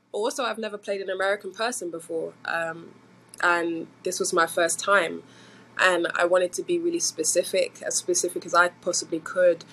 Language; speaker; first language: English; native; English